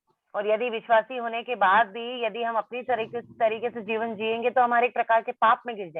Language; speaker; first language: Hindi; native; Hindi